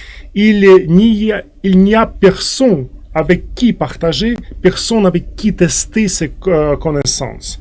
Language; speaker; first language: French; non-native, fluent; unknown